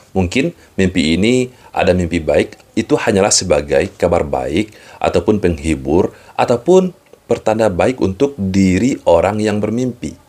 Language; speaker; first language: Indonesian; native; Indonesian